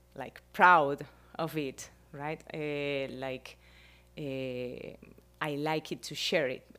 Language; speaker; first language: English; non-native, learner; Spanish